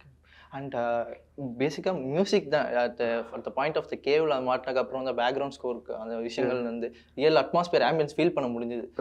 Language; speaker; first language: Tamil; native; Tamil